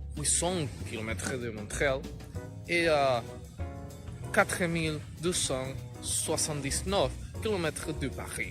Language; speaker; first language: French; non-native, learner; Spanish